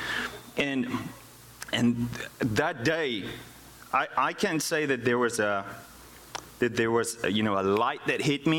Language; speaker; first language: English; non-native, local second language; Afrikaans